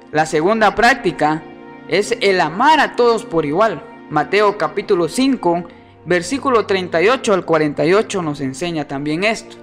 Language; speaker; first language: Spanish; native; Spanish